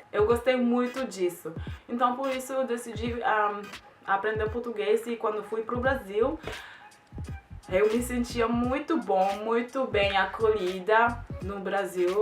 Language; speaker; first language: Portuguese; non-native, fluent; German